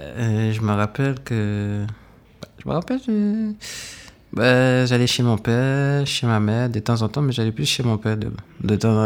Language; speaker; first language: French; non-native, local second language; Haitian Creole